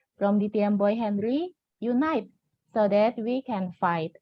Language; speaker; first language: English; non-native, fluent; Indonesian